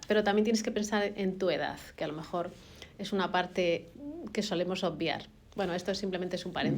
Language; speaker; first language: Spanish; native; Spanish